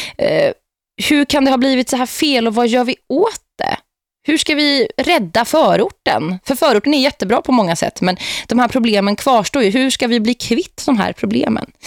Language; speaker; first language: Swedish; native; Swedish